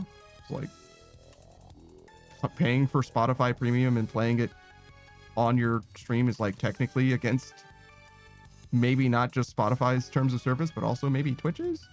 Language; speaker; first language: English; native; English